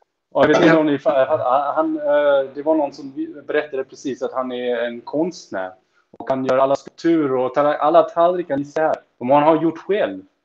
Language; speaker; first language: Swedish; early bilingual, heritage; Swedish